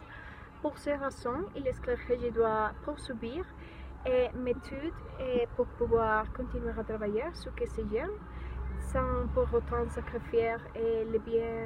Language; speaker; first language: French; non-native, learner; Spanish